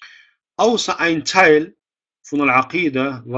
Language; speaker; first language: German; non-native, fluent; Arabic